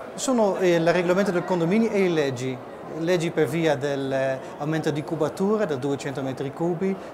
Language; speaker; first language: Italian; non-native, fluent; Dutch